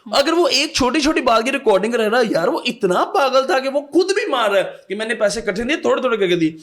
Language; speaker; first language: Urdu; non-native, local second language; Punjabi